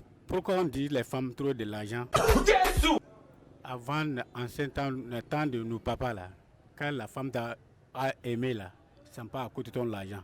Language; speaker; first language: French; non-native, local second language; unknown